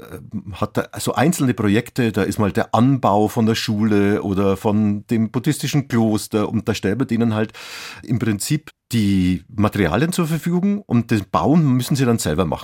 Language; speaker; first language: German; native; German